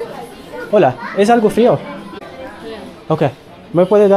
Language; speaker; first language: Spanish; non-native, learner; English